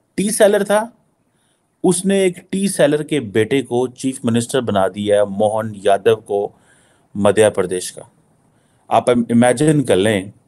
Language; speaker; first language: Urdu; native; Urdu